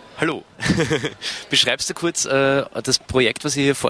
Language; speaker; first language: German; native; German